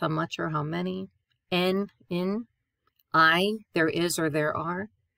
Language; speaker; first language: English; native; English